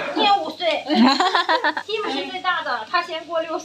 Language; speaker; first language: Chinese; native; Chinese